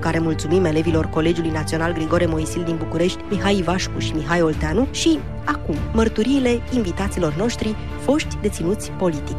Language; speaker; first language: Romanian; native; Romanian